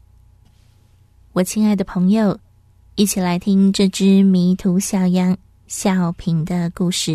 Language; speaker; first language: Chinese; native; Chinese